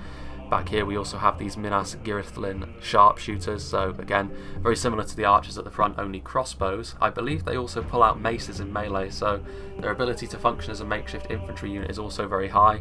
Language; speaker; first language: English; native; English